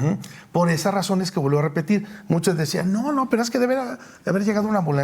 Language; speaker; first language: Spanish; native; Spanish